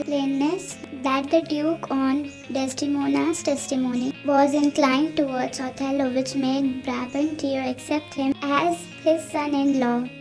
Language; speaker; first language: English; non-native, local second language; Hindi